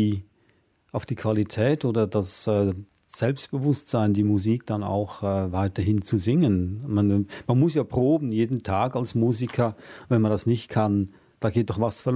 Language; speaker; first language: German; native; German